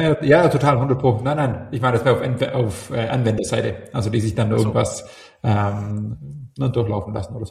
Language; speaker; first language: German; native; German